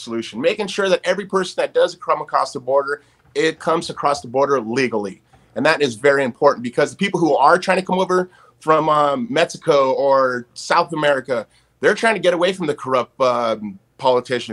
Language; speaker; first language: English; native; English